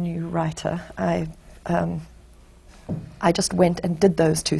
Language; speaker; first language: English; native; English